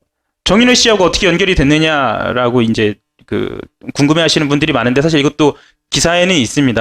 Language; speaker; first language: Korean; native; Korean